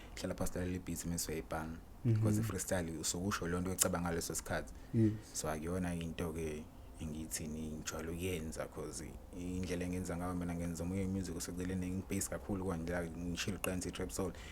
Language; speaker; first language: Zulu; native; Zulu